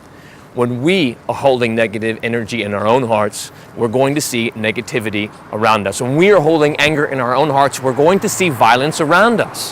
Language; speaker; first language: English; native; English